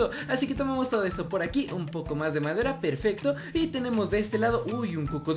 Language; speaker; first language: Spanish; native; Spanish